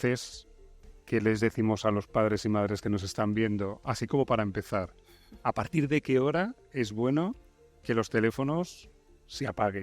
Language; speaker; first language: Spanish; native; Spanish